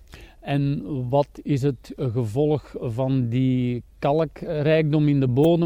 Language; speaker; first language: Dutch; native; Dutch